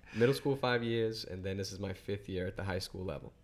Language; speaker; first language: English; native; English